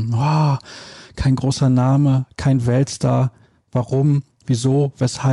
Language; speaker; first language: German; native; German